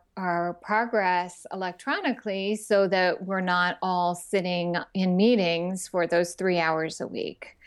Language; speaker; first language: English; native; English